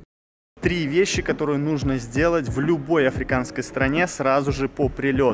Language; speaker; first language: Russian; native; Russian